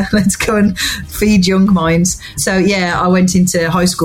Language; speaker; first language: English; native; English